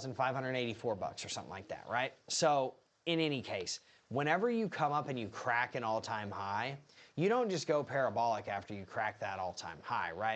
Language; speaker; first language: English; native; English